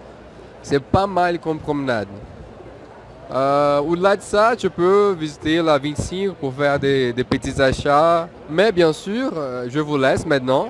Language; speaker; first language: French; non-native, fluent; Portuguese